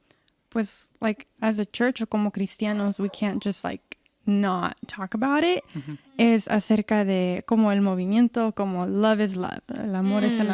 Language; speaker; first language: Spanish; early bilingual, heritage; Spanish